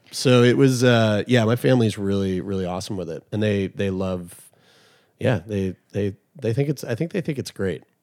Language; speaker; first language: English; native; English